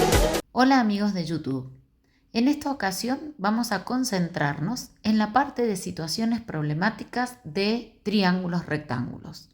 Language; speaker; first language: Spanish; native; Spanish